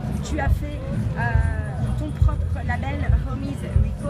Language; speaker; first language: French; native; French